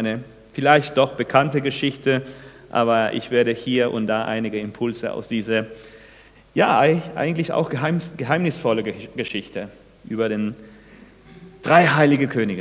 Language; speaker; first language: German; non-native, fluent; Spanish